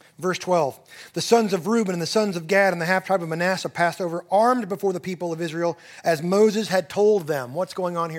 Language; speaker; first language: English; native; English